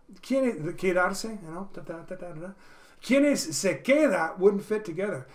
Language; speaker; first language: Spanish; non-native, fluent; English